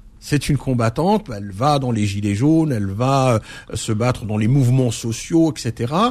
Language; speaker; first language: French; early bilingual, other home language; Arabic